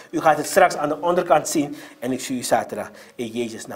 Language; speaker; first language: Dutch; non-native, local second language; Sranan Tongo